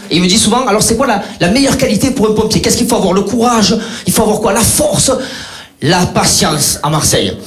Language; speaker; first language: French; native; French